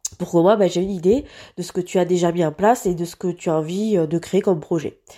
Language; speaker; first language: French; native; French